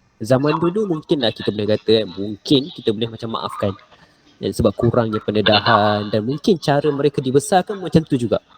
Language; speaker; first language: Malay; native; Malay